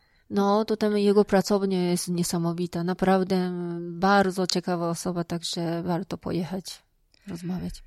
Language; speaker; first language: Polish; non-native, fluent; Japanese